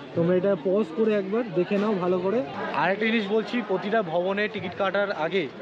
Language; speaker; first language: Bangla; native; Bangla